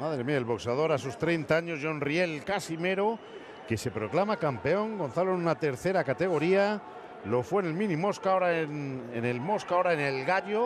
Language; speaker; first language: Spanish; native; Spanish